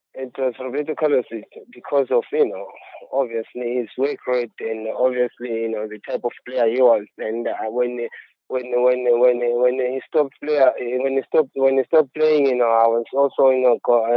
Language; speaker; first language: English; non-native, local second language; Shona